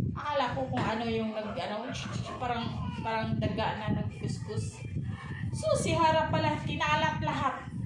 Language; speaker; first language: Filipino; native; Filipino